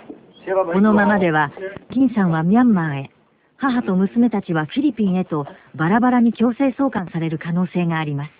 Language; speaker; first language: Japanese; native; Japanese